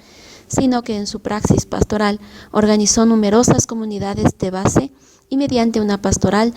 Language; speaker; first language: Spanish; native; Spanish